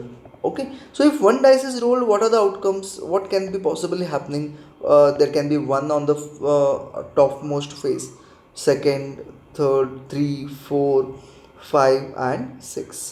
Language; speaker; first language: English; non-native, local second language; Hindi